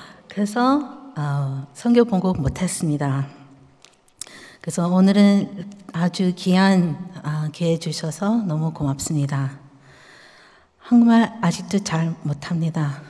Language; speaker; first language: Korean; early bilingual, heritage; Korean